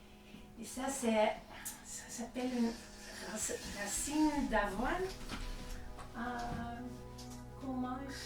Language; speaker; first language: French; non-native, fluent; Dutch